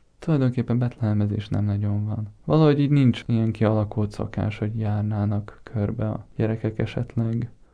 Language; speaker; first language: Hungarian; early bilingual, heritage; Hungarian